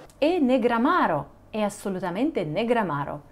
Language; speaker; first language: Italian; non-native, fluent; Russian